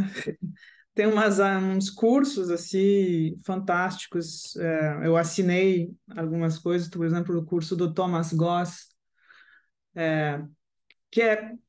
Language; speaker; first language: Portuguese; non-native, fluent; French